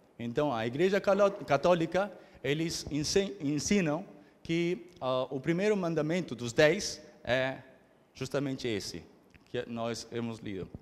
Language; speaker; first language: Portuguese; early bilingual, other home language; Korean